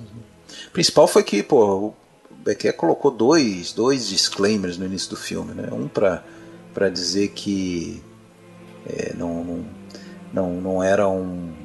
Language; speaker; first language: Portuguese; native; Portuguese